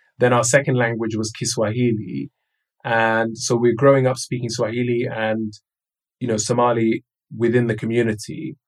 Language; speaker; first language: English; early bilingual, other home language; Somali